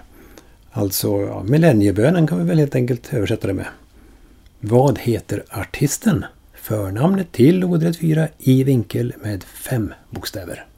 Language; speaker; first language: Swedish; native; Swedish